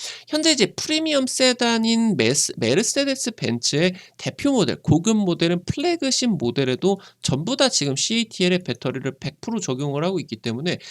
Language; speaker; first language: Korean; native; Korean